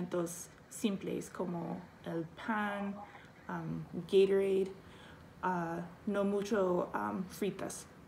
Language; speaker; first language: Spanish; non-native, learner; English